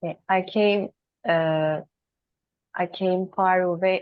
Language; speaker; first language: English; non-native, learner; Turkish